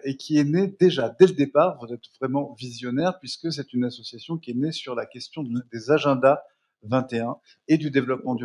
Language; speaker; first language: French; native; French